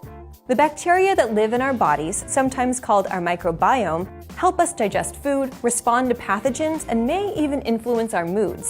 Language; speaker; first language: English; native; English